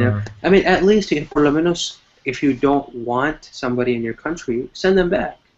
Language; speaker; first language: English; non-native, fluent; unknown